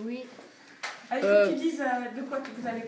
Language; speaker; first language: French; native; French